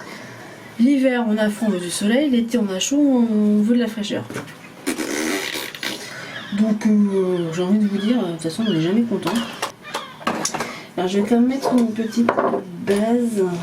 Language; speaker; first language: French; native; French